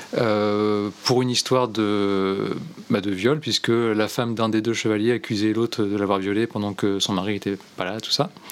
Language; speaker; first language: French; native; French